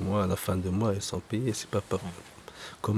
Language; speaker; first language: French; non-native, local second language; Arabic